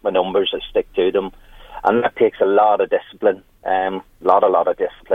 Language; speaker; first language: English; native; English